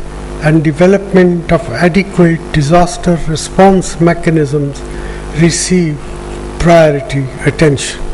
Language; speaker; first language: English; non-native, local second language; Punjabi